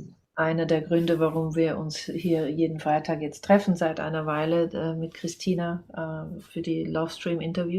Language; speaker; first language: German; non-native, fluent; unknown